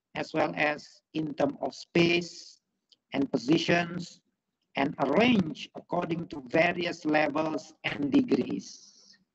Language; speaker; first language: English; non-native, fluent; Indonesian